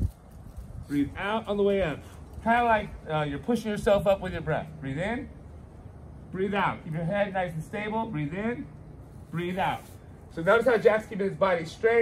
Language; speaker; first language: English; native; English